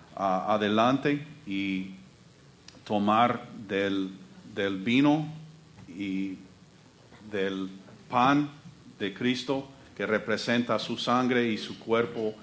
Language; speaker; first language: Spanish; non-native, fluent; English